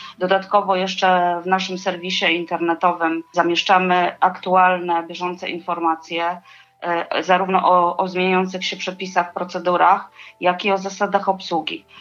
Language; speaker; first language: Polish; native; Polish